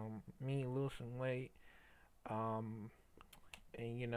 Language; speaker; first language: English; native; English